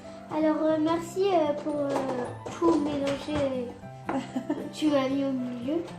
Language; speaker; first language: French; early bilingual, other home language; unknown